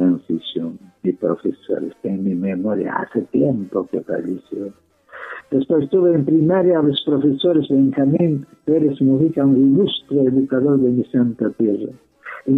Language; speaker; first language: Spanish; non-native, local second language; Quechua